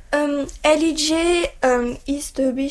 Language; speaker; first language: German; non-native, learner; French